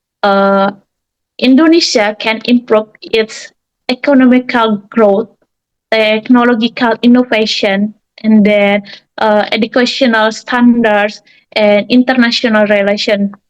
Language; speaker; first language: English; non-native, learner; Indonesian